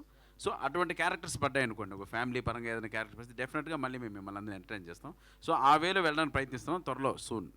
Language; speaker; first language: Telugu; native; Telugu